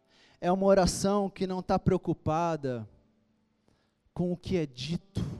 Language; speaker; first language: Portuguese; native; Portuguese